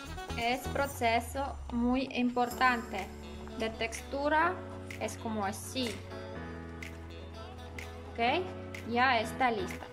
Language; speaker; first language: Spanish; non-native, learner; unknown